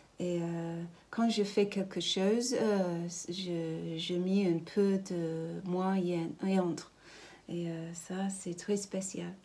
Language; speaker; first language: French; non-native, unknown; English